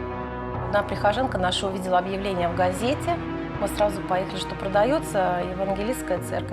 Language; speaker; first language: Russian; native; Russian